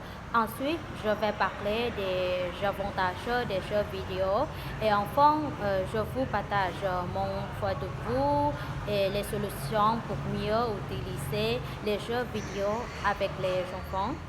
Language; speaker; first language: French; non-native, learner; Vietnamese